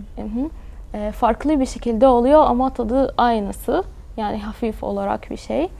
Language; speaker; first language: Turkish; early bilingual, other home language; Arabic